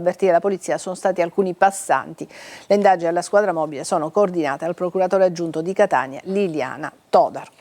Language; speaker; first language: Italian; native; Italian